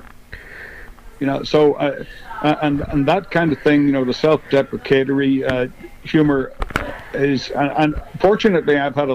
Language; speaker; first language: English; native; English